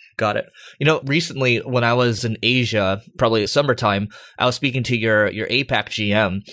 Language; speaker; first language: English; native; English